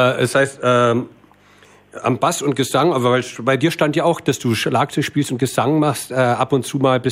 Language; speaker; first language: German; native; German